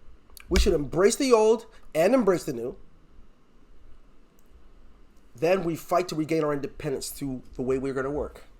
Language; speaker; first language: English; native; English